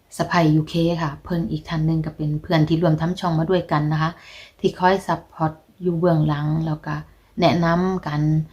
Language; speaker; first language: Thai; native; Thai